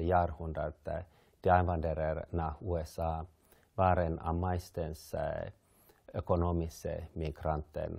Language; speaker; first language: German; non-native, fluent; Finnish